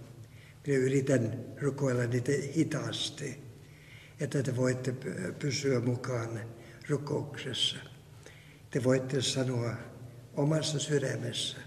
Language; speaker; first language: Finnish; non-native, fluent; Russian